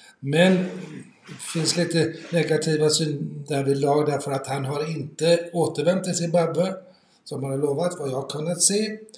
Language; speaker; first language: Swedish; native; Swedish